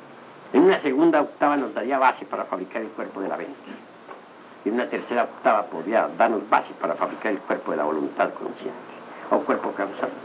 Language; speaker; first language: Spanish; native; Spanish